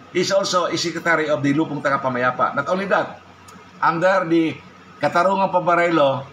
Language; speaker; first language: English; non-native, local second language; Cebuano